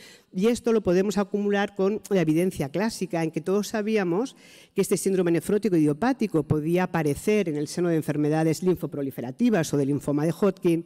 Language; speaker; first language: Spanish; native; Spanish